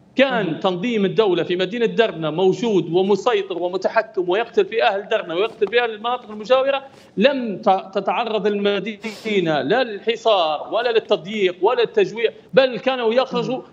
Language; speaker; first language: Arabic; native; Arabic